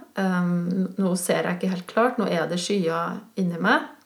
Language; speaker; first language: Norwegian; non-native, fluent; Swiss German